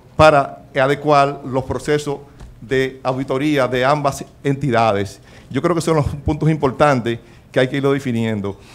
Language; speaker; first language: Spanish; native; Spanish